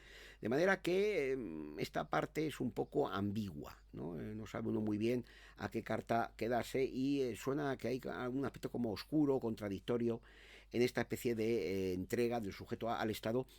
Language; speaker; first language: Spanish; native; Spanish